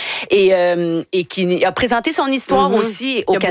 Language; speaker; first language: French; native; French